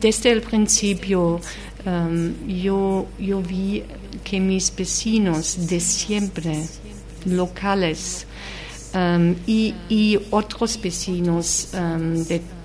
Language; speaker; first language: Spanish; non-native, fluent; German